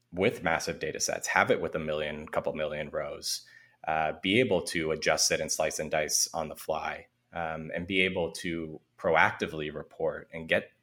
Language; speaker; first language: English; native; English